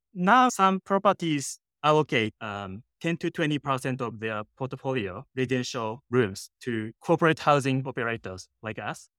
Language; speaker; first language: English; non-native, fluent; Japanese